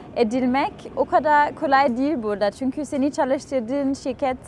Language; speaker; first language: Turkish; non-native, fluent; German